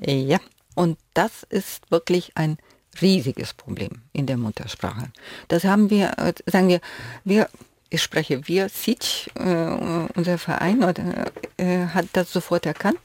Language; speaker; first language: German; non-native, fluent; Ukrainian